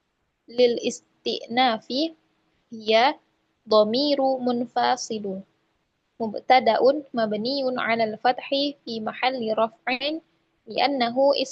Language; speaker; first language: Arabic; non-native, learner; Indonesian